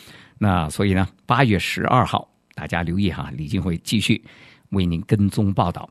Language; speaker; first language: Chinese; native; Chinese